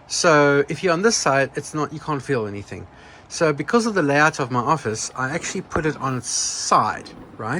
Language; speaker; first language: English; native; English